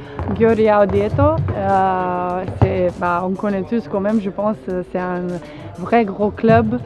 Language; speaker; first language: French; non-native, fluent; Slovenian